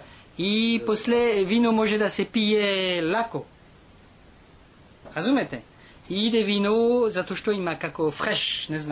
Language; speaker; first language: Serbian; non-native, learner; French